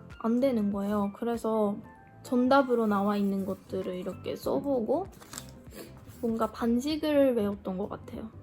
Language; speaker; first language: Korean; non-native, fluent; Japanese